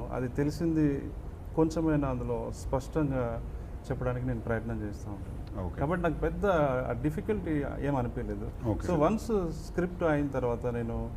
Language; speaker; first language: Telugu; native; Telugu